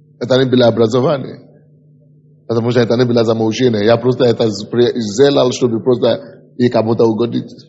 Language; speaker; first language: Russian; non-native, fluent; Yoruba